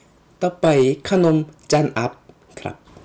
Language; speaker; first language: Thai; non-native, learner; Korean